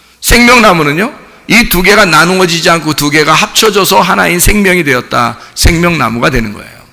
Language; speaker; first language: Korean; native; Korean